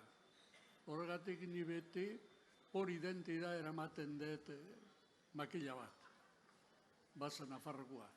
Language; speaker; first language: Basque; non-native, local second language; Spanish